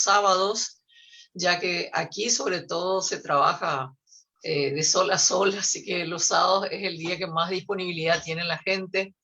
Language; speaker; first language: Spanish; native; Spanish